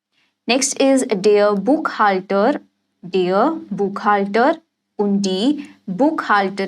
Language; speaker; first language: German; non-native, fluent; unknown